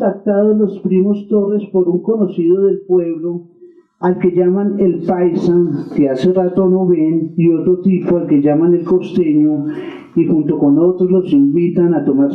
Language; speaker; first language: Spanish; native; Spanish